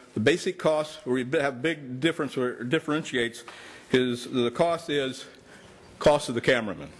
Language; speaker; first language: English; native; English